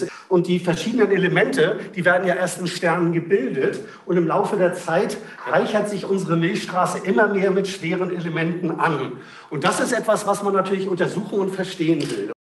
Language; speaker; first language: German; native; German